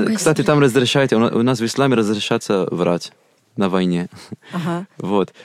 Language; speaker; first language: Russian; non-native, fluent; Arabic